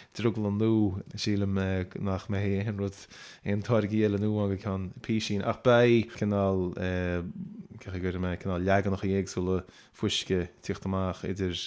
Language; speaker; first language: Irish; native; Irish